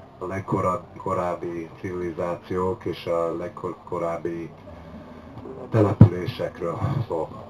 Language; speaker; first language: Hungarian; early bilingual, heritage; Hungarian